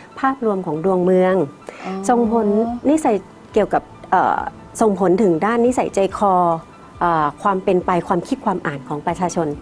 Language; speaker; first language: Thai; native; Thai